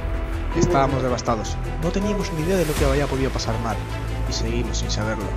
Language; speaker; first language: Spanish; native; Spanish